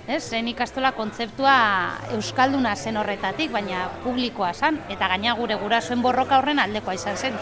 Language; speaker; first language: Basque; non-native, local second language; Spanish